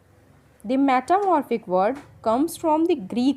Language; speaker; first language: English; non-native, local second language; Hindi